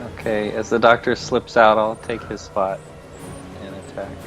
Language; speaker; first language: English; native; English